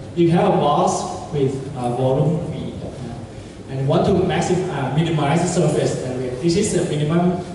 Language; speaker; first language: English; non-native, fluent; Thai